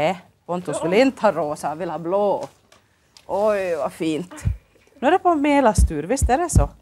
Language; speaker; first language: Swedish; native; Swedish